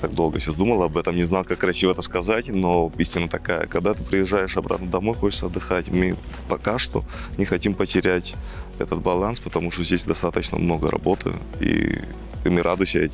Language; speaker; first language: Russian; non-native, fluent; Greek